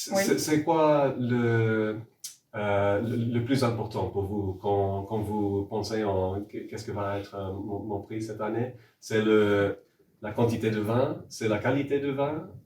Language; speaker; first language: French; non-native, fluent; English